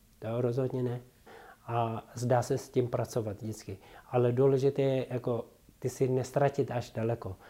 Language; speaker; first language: Czech; non-native, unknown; Tibetan